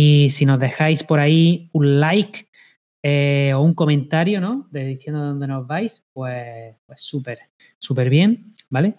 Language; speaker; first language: Spanish; native; Spanish